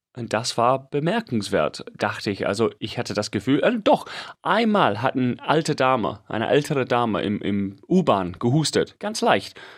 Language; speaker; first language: German; non-native, fluent; English